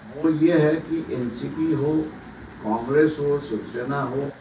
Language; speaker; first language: Hindi; non-native, local second language; Marathi